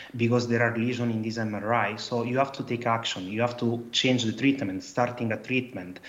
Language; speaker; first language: English; non-native, fluent; Italian